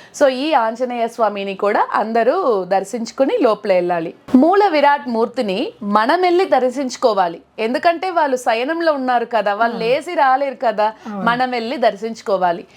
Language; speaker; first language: Telugu; non-native, local second language; Tamil